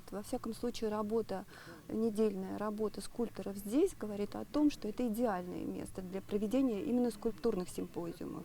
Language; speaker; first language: Russian; native; Russian